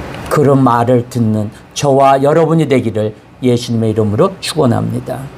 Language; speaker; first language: Korean; native; Korean